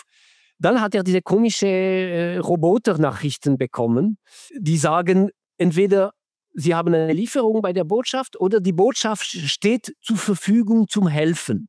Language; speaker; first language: German; non-native, fluent; French